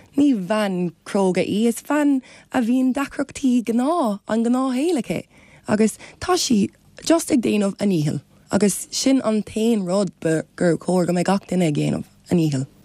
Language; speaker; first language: Irish; non-native, local second language; English